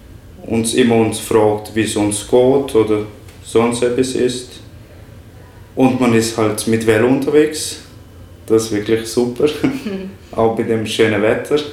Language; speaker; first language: German; non-native, fluent; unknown